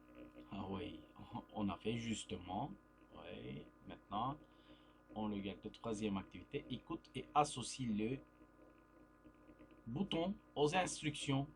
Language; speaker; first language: French; non-native, fluent; Turkish